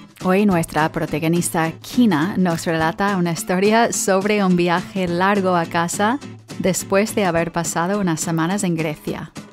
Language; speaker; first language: Spanish; native; Spanish